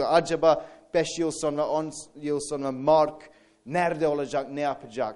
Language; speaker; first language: Turkish; non-native, fluent; English